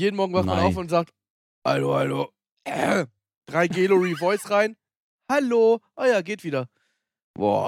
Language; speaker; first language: German; native; German